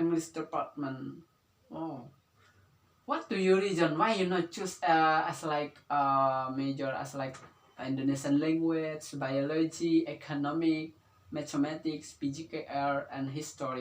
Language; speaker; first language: English; non-native, learner; Indonesian